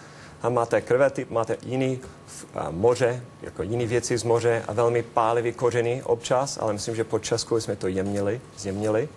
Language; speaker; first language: Czech; non-native, fluent; English